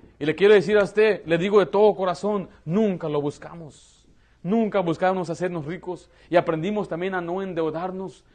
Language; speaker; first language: Spanish; early bilingual, heritage; Spanish